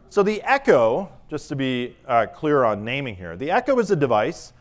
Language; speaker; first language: English; native; English